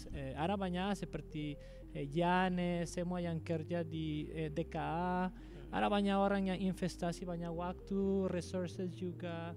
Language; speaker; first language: Indonesian; non-native, fluent; Spanish